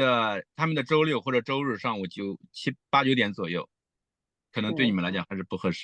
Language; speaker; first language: Chinese; native; Chinese